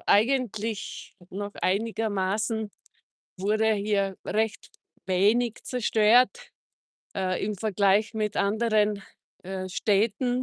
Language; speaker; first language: German; non-native, fluent; Czech